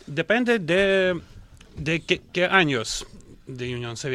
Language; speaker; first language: Spanish; non-native, learner; Russian